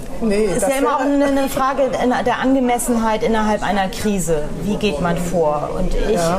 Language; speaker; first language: German; native; German